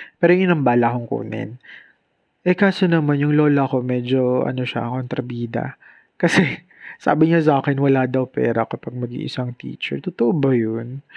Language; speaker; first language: Filipino; non-native, local second language; Bikol